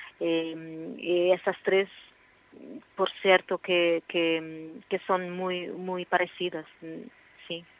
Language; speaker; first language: Spanish; non-native, learner; Portuguese